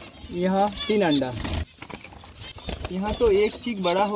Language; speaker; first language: Hindi; non-native, local second language; Bangla